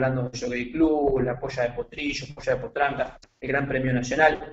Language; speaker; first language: Spanish; native; Spanish